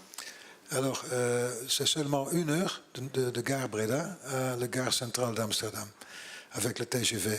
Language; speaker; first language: French; non-native, learner; Dutch